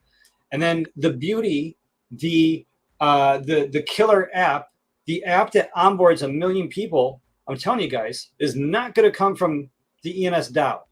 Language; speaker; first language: English; native; English